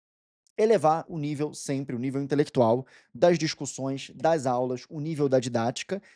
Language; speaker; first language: Portuguese; native; Portuguese